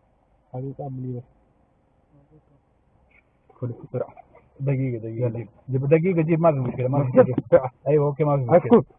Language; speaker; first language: Arabic; non-native, learner; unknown